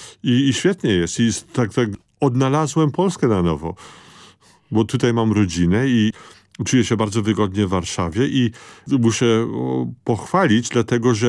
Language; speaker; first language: Polish; early bilingual, heritage; Polish